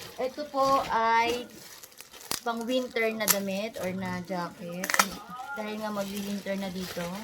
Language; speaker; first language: Filipino; native; Filipino